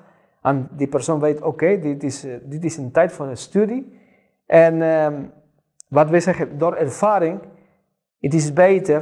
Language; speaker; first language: Dutch; non-native, fluent; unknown